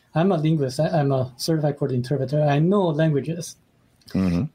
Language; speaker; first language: English; non-native, fluent; Chinese